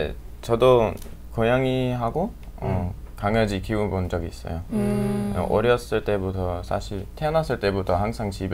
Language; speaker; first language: Korean; non-native, fluent; English